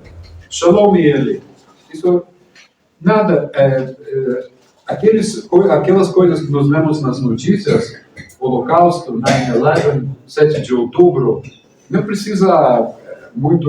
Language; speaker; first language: Portuguese; non-native, fluent; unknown